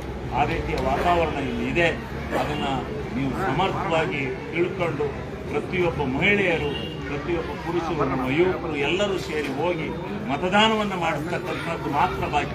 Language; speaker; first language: Kannada; native; Kannada